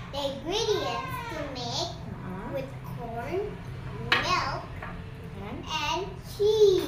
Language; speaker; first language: English; non-native, learner; Indonesian